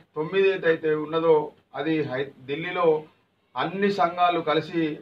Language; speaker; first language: Telugu; non-native, local second language; Gondi